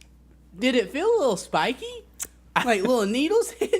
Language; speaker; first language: English; native; English